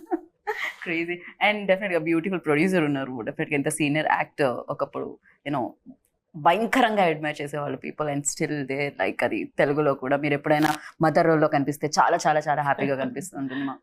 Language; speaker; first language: Telugu; native; Telugu